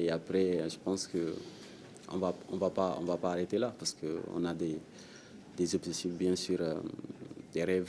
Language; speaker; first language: French; non-native, local second language; Wolof